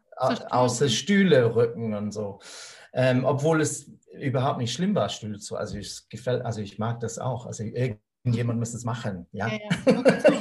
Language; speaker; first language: German; non-native, fluent; English